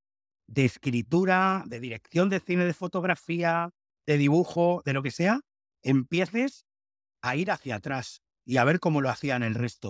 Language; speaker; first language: Spanish; native; Spanish